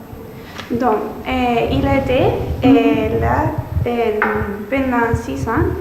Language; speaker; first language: French; non-native, learner; Spanish